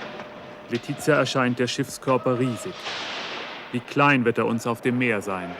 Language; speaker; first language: German; native; German